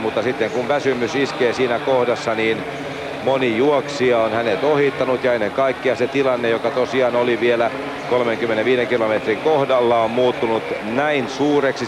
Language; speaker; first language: Finnish; native; Finnish